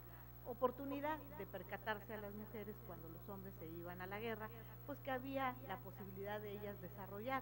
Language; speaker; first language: Spanish; native; Spanish